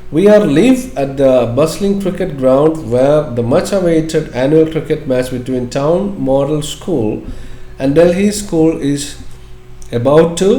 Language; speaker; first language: English; non-native, local second language; Malayalam